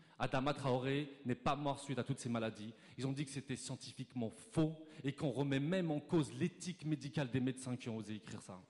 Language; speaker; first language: French; native; French